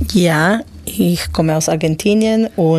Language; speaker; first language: German; non-native, fluent; Spanish